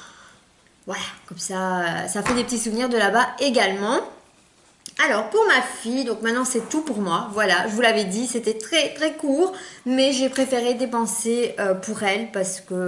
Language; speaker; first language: French; native; French